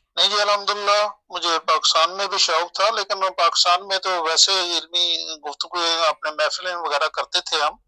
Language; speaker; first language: Urdu; non-native, local second language; Punjabi